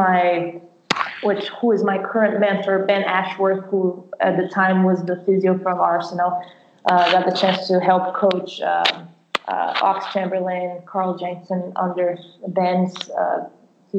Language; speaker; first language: English; non-native, fluent; Portuguese